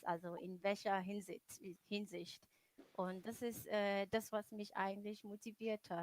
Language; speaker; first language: German; non-native, fluent; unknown